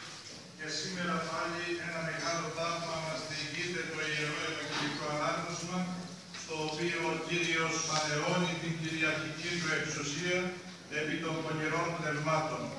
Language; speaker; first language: Greek; native; Greek